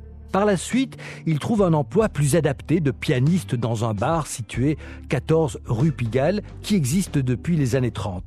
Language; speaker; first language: French; native; French